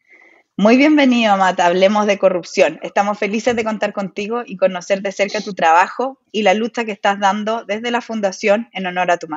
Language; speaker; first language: Spanish; native; Spanish